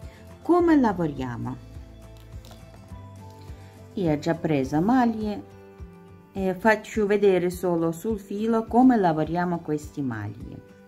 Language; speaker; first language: Italian; non-native, learner; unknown